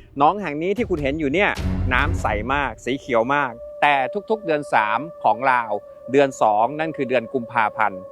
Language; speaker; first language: Thai; native; Thai